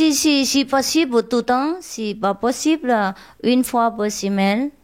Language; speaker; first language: French; non-native, learner; Chinese